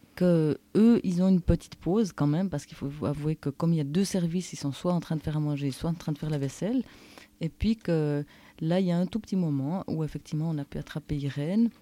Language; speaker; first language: French; native; French